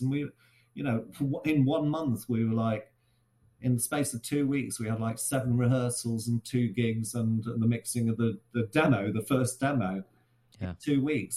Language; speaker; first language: English; native; English